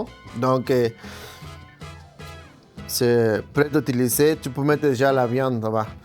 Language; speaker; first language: French; non-native, fluent; Spanish